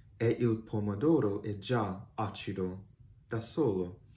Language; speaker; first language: Italian; non-native, fluent; English